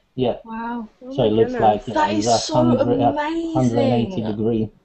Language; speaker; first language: English; non-native, fluent; Italian